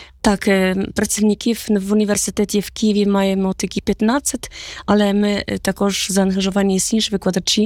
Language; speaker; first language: Polish; non-native, learner; Ukrainian